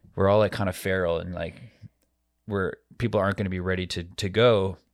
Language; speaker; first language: English; native; English